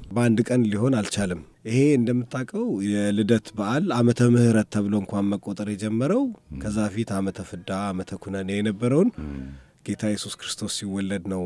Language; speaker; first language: Amharic; native; Amharic